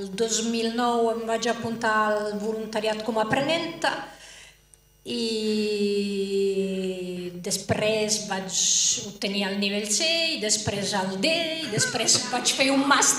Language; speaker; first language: Catalan; non-native, fluent; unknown